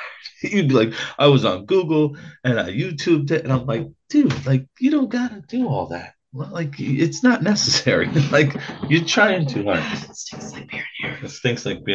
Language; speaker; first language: English; native; English